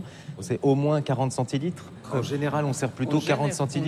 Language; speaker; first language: French; native; French